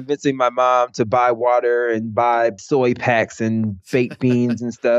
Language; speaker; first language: English; native; English